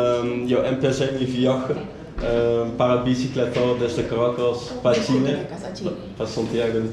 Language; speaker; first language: Spanish; non-native, learner; Dutch